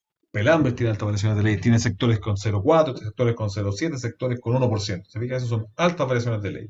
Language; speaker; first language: Spanish; native; Spanish